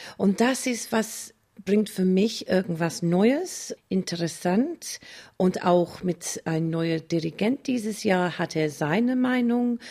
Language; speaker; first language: German; non-native, fluent; English